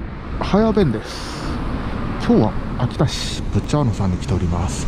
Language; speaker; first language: Japanese; native; Japanese